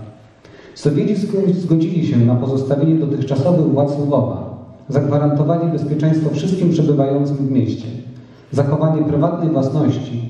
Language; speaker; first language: Polish; native; Polish